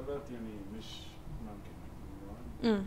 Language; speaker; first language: Arabic; non-native, learner; English